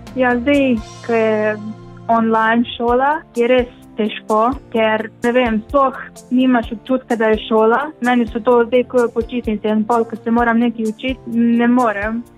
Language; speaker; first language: Slovenian; early bilingual, other home language; Bosnian